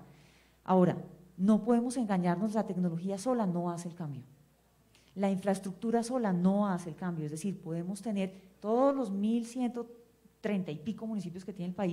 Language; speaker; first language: Spanish; native; Spanish